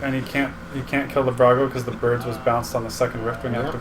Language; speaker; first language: English; native; English